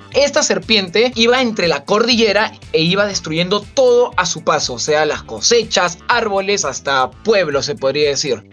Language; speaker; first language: Spanish; native; Spanish